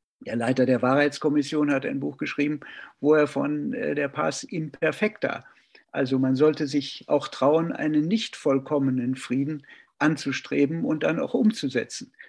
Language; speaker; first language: German; native; German